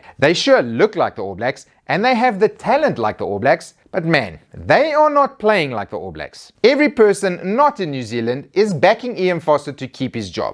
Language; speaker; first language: English; native; English